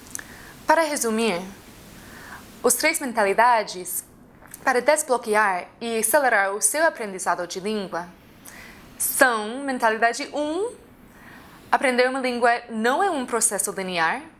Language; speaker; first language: Portuguese; non-native, fluent; English